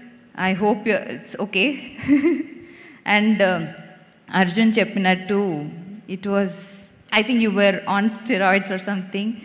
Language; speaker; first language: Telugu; non-native, learner; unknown